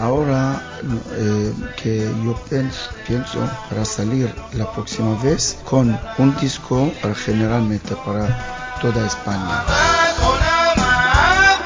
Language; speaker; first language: Spanish; non-native, learner; Hebrew